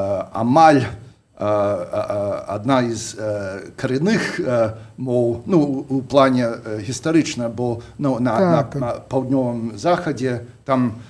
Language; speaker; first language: Belarusian; non-native, fluent; English